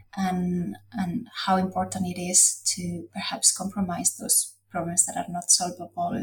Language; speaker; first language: English; non-native, fluent; Spanish